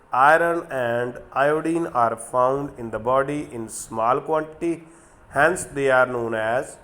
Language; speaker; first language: English; non-native, local second language; Punjabi